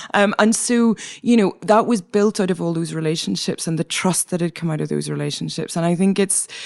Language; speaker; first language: English; native; English